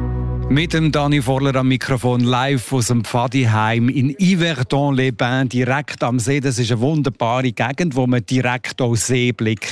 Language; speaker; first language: German; native; German